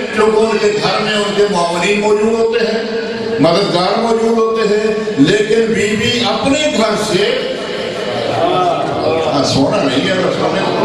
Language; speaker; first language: Urdu; non-native, local second language; Punjabi